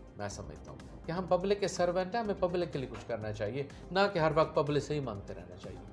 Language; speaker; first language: Urdu; non-native, local second language; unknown